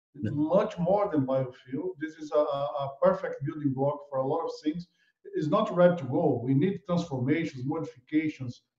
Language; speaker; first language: English; non-native, fluent; Portuguese